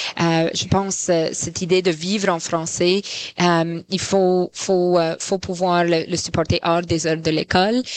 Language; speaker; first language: French; non-native, local second language; English